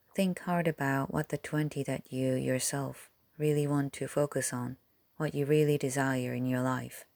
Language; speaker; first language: English; non-native, fluent; Korean